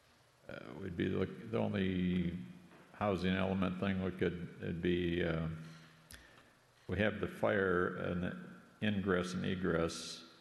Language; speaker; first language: English; native; English